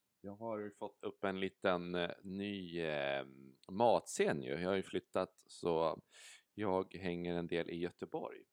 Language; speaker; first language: Swedish; native; Swedish